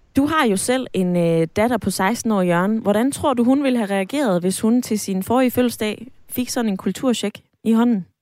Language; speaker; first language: Danish; native; Danish